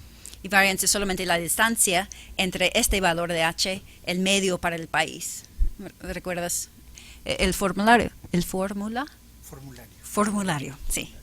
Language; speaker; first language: Spanish; non-native, fluent; English